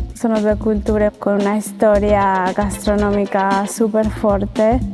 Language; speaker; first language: Italian; non-native, fluent; Spanish